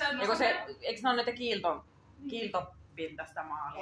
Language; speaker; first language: Finnish; native; Finnish